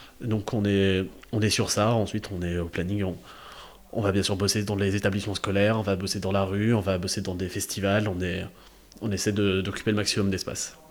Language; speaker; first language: French; native; French